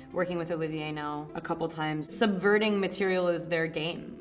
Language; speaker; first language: English; native; English